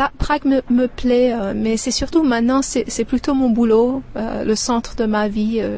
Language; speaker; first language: French; non-native, fluent; Persian